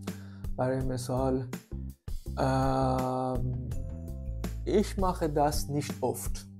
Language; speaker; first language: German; non-native, fluent; Persian